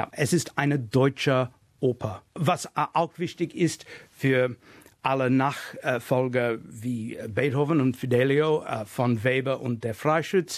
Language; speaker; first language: German; non-native, fluent; English